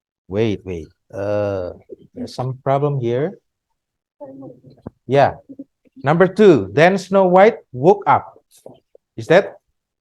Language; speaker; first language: English; non-native, fluent; Indonesian